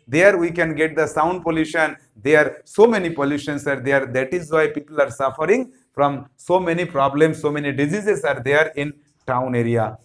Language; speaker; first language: English; non-native, local second language; Bangla